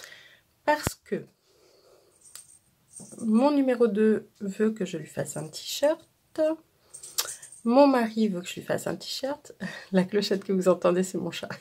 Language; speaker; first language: French; native; French